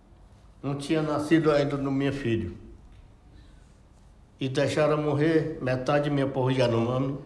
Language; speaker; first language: Portuguese; non-native, local second language; Yanomámi